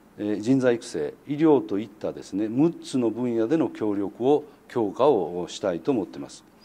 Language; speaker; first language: Japanese; native; Japanese